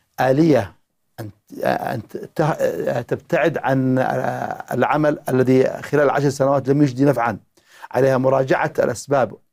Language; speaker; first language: Arabic; native; Arabic